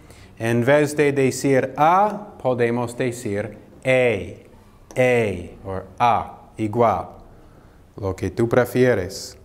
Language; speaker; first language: Spanish; non-native, fluent; English